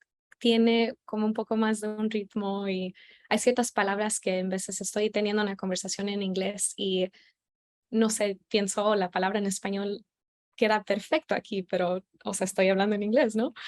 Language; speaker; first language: Spanish; early bilingual, heritage; Spanish